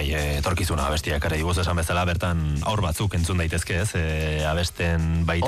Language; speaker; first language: Basque; native; Basque